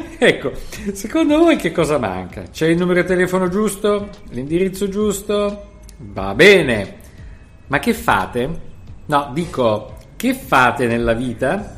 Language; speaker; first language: Italian; native; Italian